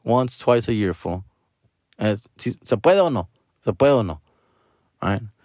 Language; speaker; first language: Spanish; early bilingual, heritage; Spanish